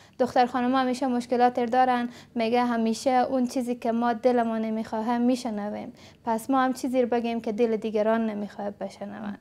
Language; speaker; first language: Persian; native; Persian